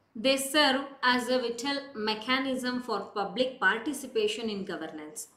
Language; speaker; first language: English; non-native, local second language; Kannada